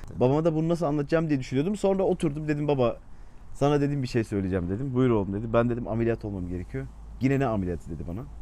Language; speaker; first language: Turkish; early bilingual, heritage; Turkish